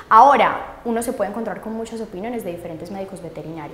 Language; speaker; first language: Spanish; native; Spanish